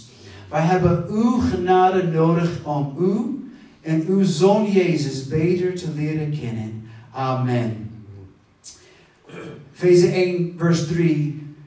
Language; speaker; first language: Dutch; non-native, fluent; English